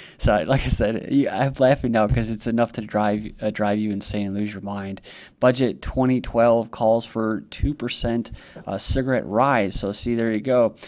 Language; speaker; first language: English; native; English